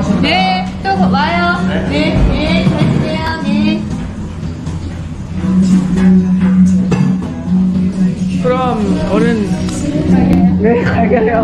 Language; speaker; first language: Korean; non-native, learner; Thai